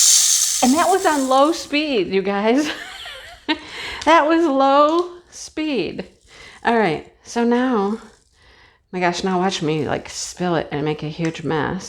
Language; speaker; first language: English; native; English